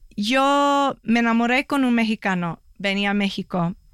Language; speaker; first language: Spanish; early bilingual, heritage; Spanish